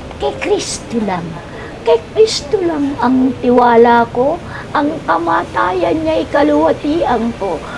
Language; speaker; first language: Filipino; native; Filipino